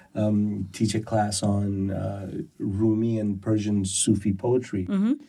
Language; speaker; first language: English; early bilingual, other home language; Persian